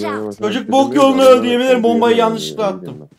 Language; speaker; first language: Turkish; native; Turkish